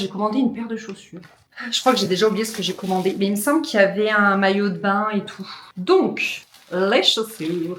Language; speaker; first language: French; native; French